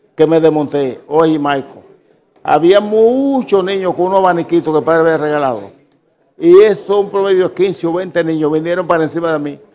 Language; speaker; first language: Spanish; native; Spanish